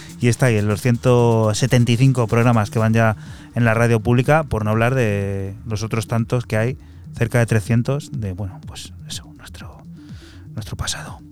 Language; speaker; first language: Spanish; native; Spanish